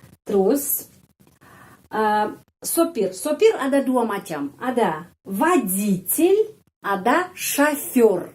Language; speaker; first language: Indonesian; non-native, fluent; Russian